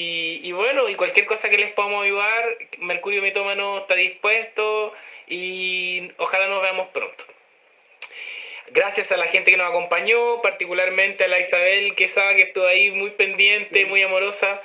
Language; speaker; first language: Spanish; native; Spanish